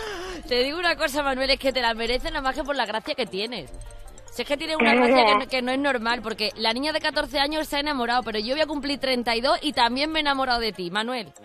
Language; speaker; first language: Spanish; native; Spanish